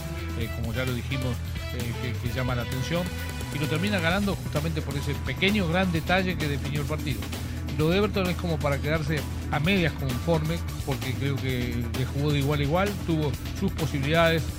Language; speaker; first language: Spanish; native; Spanish